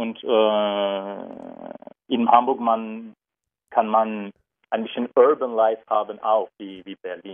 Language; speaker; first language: German; non-native, learner; Turkish